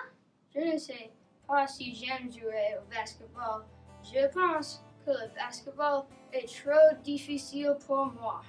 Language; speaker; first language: French; non-native, learner; English